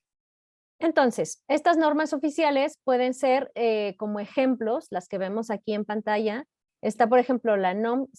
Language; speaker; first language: Spanish; native; Spanish